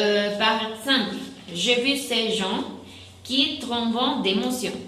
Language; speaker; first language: French; non-native, learner; Spanish